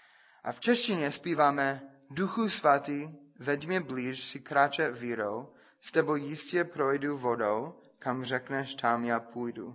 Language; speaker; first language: Czech; non-native, fluent; English